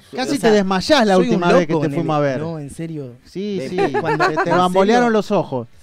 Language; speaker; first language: Spanish; native; Spanish